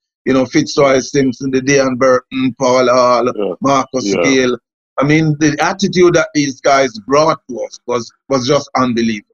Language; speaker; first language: English; non-native, local second language; Jamaican Creole English